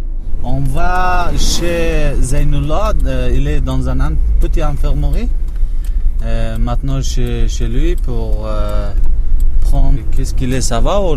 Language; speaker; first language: French; non-native, learner; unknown